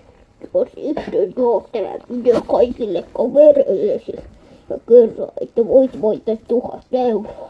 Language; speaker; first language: Finnish; non-native, learner; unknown